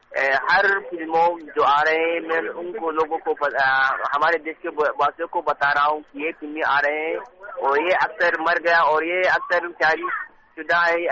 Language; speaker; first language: Hindi; non-native, learner; Hausa